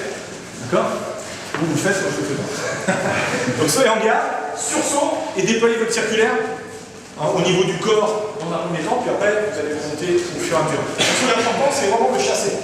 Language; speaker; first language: French; native; French